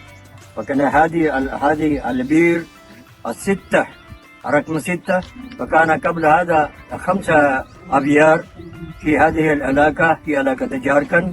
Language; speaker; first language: Arabic; non-native, learner; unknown